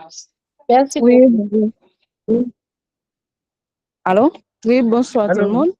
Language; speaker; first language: French; non-native, local second language; Haitian Creole